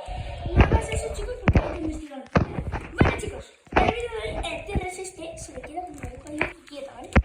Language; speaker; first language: Spanish; native; Spanish